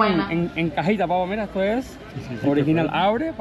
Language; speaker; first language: Spanish; native; Spanish